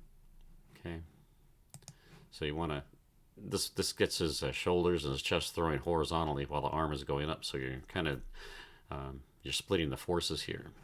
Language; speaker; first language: English; native; English